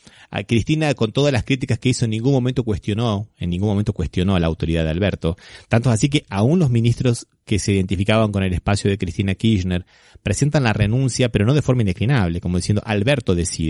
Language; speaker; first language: Spanish; native; Spanish